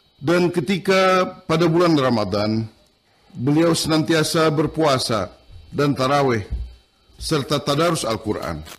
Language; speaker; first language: Indonesian; non-native, local second language; Banjar